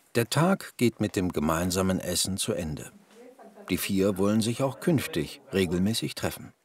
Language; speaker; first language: German; native; German